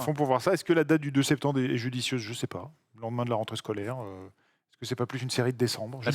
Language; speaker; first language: French; native; French